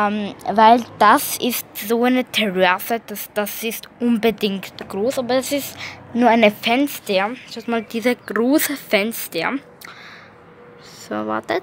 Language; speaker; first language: German; early bilingual, other home language; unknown